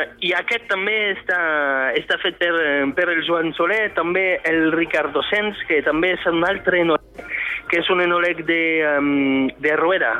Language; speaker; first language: Catalan; non-native, fluent; French